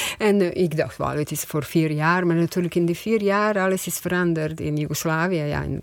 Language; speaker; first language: Dutch; non-native, fluent; Croatian